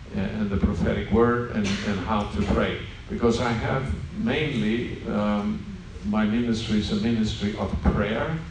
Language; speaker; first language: English; non-native, fluent; Swedish